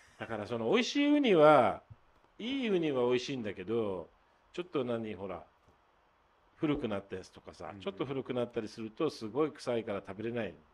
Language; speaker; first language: Japanese; native; Japanese